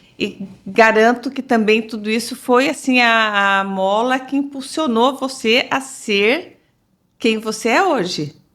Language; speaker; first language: Portuguese; native; Portuguese